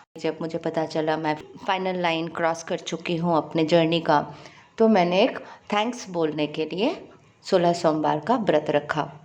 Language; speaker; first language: Hindi; non-native, local second language; Bangla